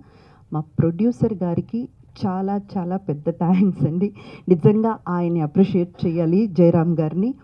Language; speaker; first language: Telugu; native; Telugu